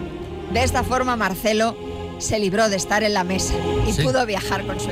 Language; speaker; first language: Spanish; native; Spanish